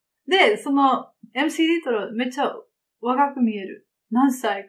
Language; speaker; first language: Japanese; non-native, learner; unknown